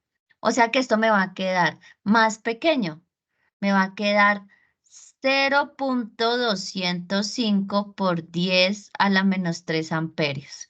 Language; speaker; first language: Spanish; native; Spanish